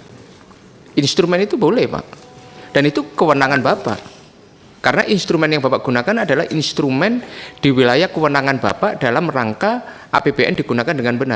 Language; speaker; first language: Indonesian; native; Indonesian